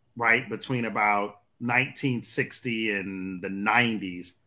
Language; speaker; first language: English; native; English